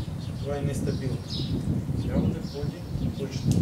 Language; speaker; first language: Bulgarian; non-native, learner; Russian